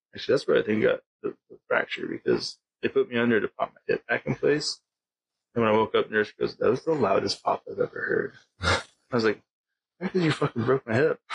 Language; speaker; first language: English; native; English